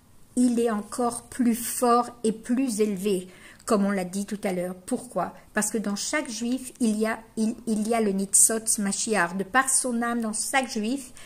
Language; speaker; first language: French; native; French